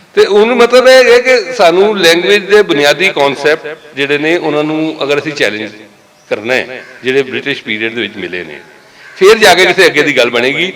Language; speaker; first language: Punjabi; native; Punjabi